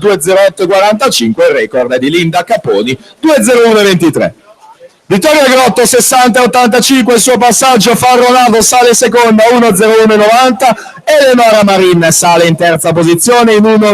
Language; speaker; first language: Italian; native; Italian